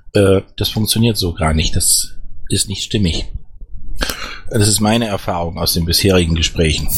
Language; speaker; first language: German; native; German